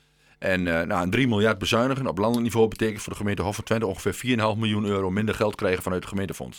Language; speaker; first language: Dutch; native; Dutch